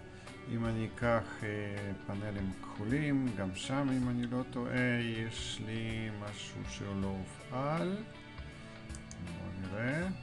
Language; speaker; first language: Hebrew; non-native, fluent; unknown